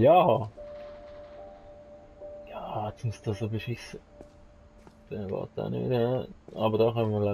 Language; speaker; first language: German; native; German